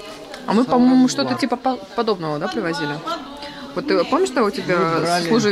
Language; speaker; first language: Russian; native; Russian